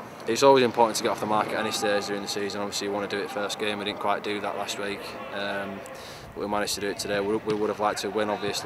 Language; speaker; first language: English; native; English